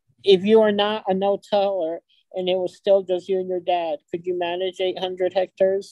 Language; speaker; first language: English; early bilingual, other home language; Ukrainian